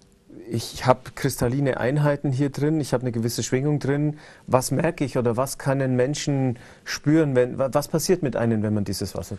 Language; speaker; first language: German; native; German